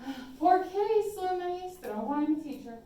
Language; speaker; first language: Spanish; non-native, fluent; English